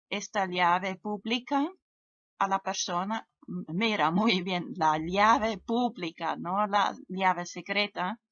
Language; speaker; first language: Spanish; non-native, fluent; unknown